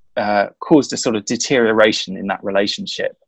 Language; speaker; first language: English; native; English